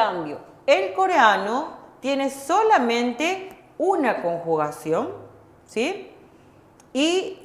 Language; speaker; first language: Spanish; non-native, fluent; Korean